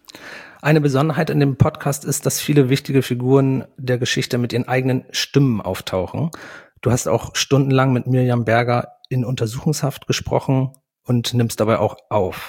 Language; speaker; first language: German; native; German